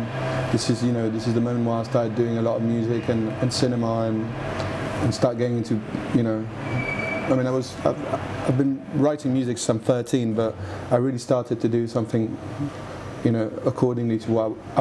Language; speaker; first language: English; non-native, fluent; French